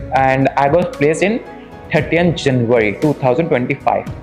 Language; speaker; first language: English; non-native, local second language; Hindi